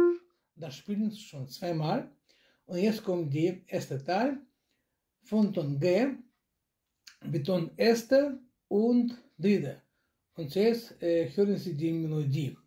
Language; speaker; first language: German; non-native, fluent; Russian